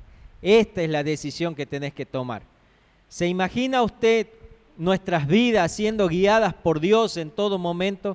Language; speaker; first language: Spanish; native; Spanish